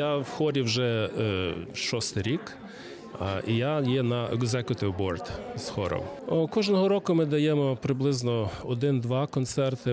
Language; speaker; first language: Ukrainian; early bilingual, heritage; Ukrainian